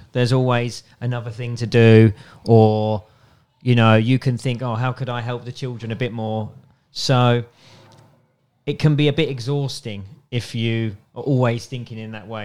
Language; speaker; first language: English; native; English